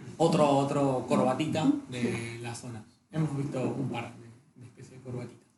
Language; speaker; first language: Spanish; native; Spanish